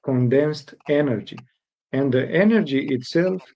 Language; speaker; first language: English; non-native, fluent; Romanian